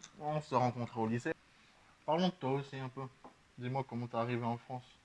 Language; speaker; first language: French; native; French